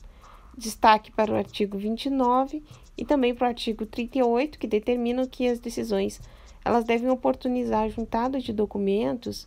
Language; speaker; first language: Portuguese; native; Portuguese